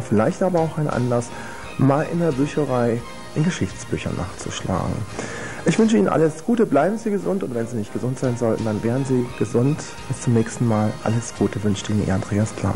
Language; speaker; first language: German; native; German